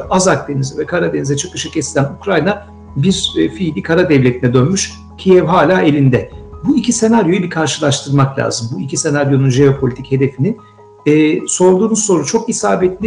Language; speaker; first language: Turkish; native; Turkish